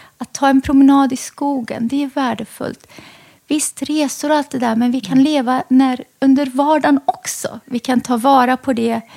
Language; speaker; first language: Swedish; early bilingual, other home language; Arabic